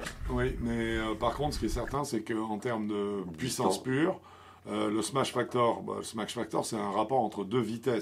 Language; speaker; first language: French; native; French